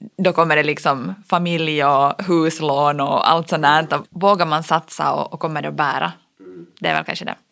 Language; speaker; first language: Swedish; native; Swedish